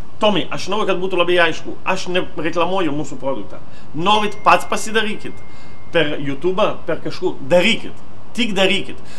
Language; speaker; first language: Lithuanian; non-native, fluent; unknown